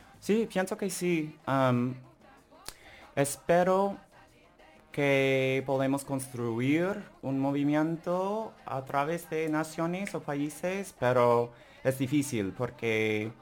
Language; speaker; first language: Spanish; non-native, learner; English